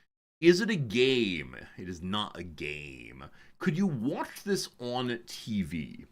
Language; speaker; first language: English; native; English